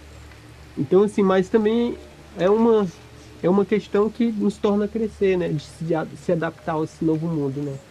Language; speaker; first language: Portuguese; non-native, local second language; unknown